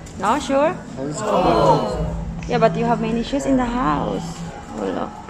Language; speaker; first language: English; non-native, local second language; Filipino